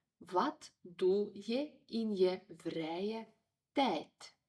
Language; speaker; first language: Dutch; non-native, fluent; Ukrainian